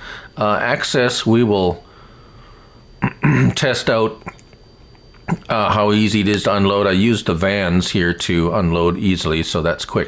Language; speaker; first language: English; native; English